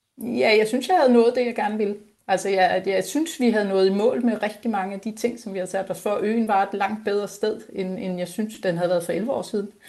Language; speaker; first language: Danish; native; Danish